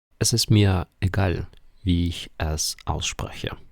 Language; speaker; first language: German; non-native, fluent; Ukrainian